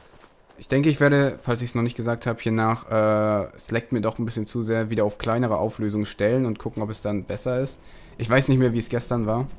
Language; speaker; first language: German; native; German